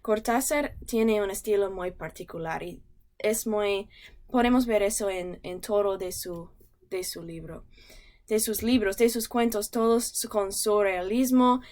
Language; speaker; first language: Spanish; non-native, learner; English